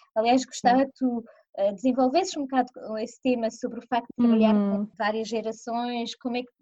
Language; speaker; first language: Portuguese; early bilingual, heritage; Portuguese